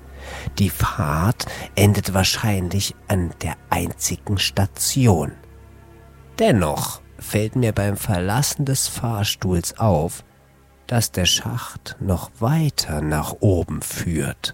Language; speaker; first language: German; native; German